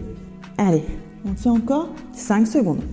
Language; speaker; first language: French; native; French